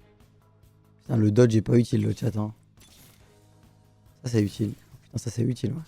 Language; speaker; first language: French; native; French